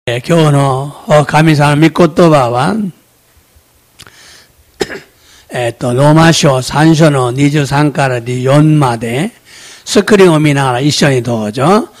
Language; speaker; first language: Japanese; non-native, fluent; Korean